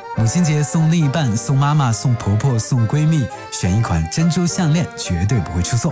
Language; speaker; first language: Chinese; native; Chinese